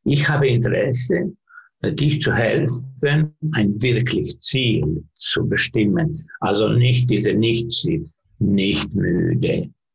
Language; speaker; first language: German; non-native, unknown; Finnish